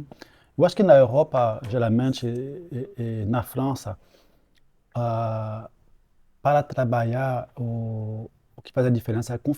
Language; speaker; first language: Portuguese; non-native, fluent; French